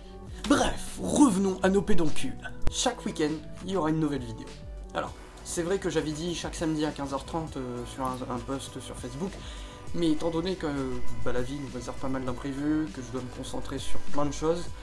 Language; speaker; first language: French; native; French